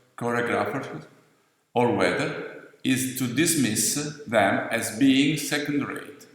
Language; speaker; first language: English; non-native, fluent; Italian